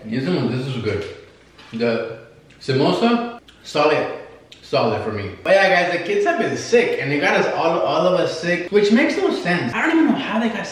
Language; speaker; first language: English; non-native, fluent; Spanish